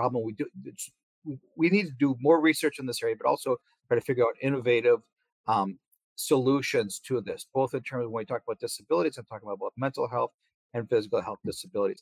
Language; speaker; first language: English; native; English